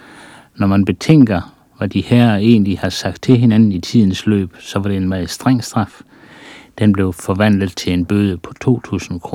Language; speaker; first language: Danish; native; Danish